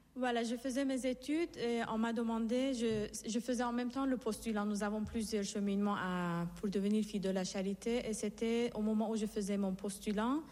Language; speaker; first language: French; non-native, fluent; Persian